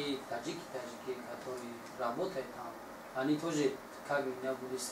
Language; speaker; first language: Russian; non-native, learner; Tajik